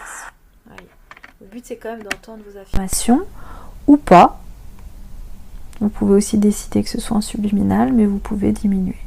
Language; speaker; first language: French; native; French